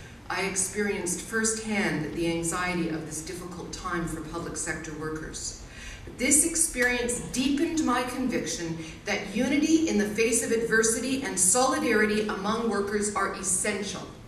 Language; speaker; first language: English; native; English